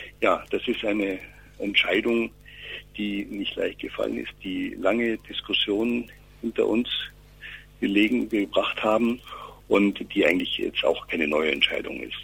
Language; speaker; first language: German; native; German